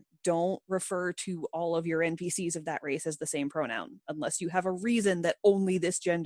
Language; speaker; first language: English; native; English